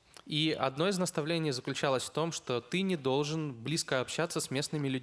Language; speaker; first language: Russian; native; Russian